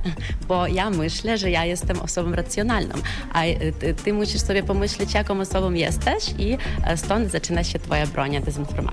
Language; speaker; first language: Polish; non-native, fluent; Ukrainian